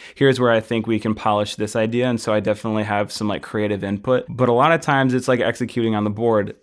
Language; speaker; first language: English; native; English